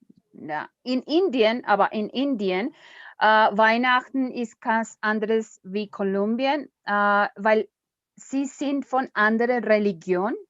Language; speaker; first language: German; non-native, learner; Spanish